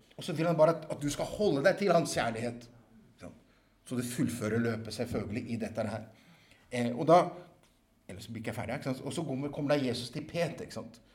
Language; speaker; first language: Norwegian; native; Norwegian